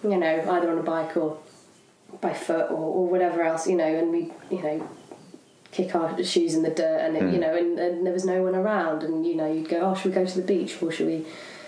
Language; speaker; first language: English; native; English